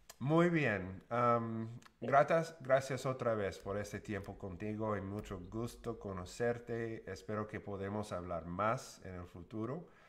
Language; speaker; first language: Spanish; non-native, learner; English